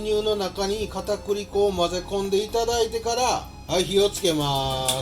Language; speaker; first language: Japanese; native; Japanese